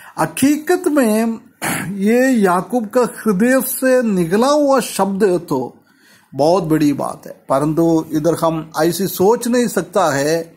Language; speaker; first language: Hindi; non-native, local second language; Malayalam